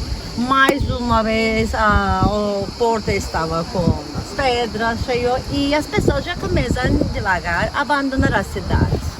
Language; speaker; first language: Portuguese; non-native, fluent; Turkish